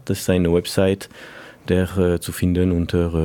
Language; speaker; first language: German; non-native, fluent; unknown